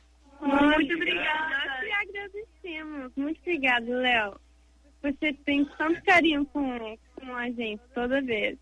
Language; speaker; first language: Portuguese; early bilingual, heritage; English